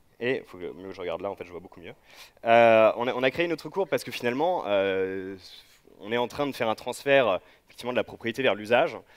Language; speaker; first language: French; native; French